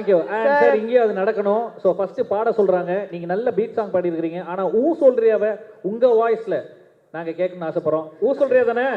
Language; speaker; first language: Tamil; native; Tamil